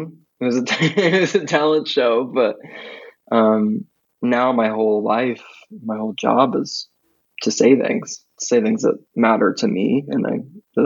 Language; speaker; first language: English; native; English